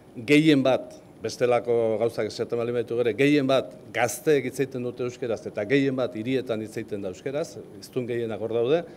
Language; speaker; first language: Basque; native; Basque